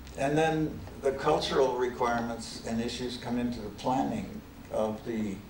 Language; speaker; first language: English; native; English